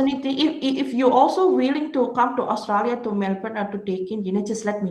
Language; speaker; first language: English; non-native, learner; Indonesian